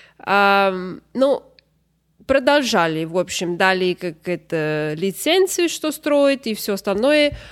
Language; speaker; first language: Russian; early bilingual, heritage; Russian